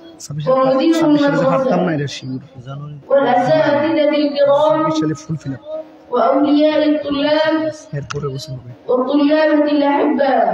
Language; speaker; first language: Arabic; non-native, learner; Bangla